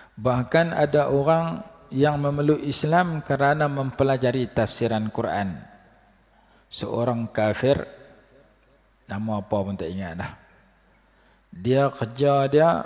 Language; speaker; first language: Malay; native; Malay